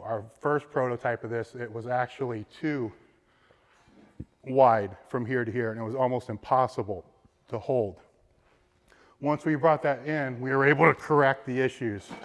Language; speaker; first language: English; native; English